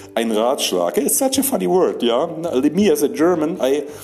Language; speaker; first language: English; non-native, fluent; German